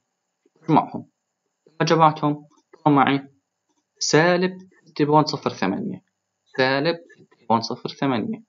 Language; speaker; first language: Arabic; native; Arabic